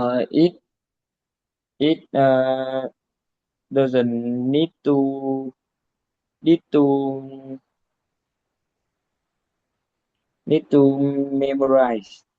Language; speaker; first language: English; non-native, learner; Vietnamese